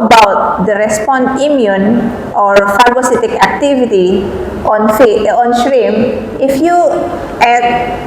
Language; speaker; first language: English; non-native, fluent; Indonesian